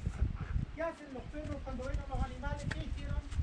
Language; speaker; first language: Spanish; native; Spanish